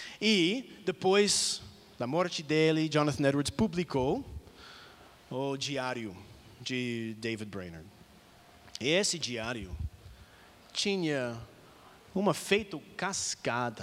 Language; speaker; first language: Portuguese; non-native, fluent; English